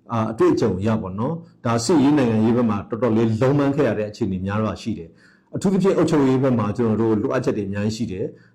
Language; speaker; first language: Burmese; non-native, local second language; S'gaw Karen